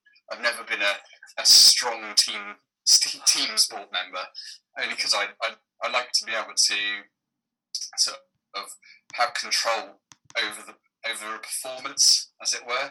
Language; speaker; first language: English; native; English